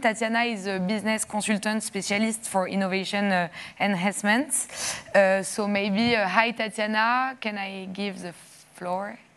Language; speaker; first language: English; non-native, fluent; French